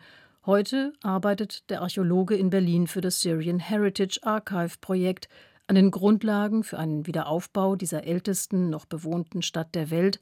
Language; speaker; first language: German; native; German